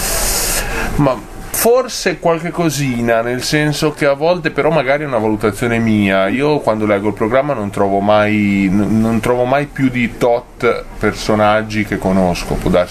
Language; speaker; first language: Italian; native; Italian